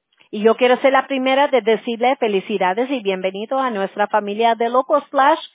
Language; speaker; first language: Spanish; early bilingual, other home language; English